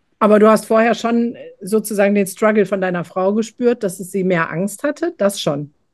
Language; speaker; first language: German; native; German